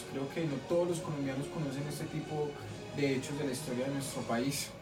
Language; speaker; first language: Spanish; native; Spanish